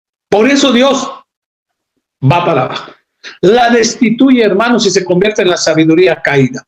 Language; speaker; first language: Spanish; native; Spanish